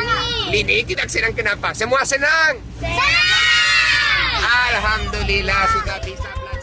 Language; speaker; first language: Indonesian; non-native, fluent; Spanish